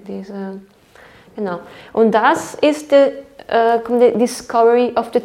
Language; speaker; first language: German; non-native, fluent; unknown